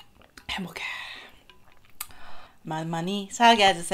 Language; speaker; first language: Korean; non-native, learner; Japanese